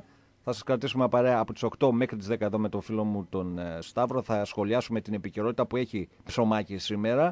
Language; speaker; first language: Greek; native; Greek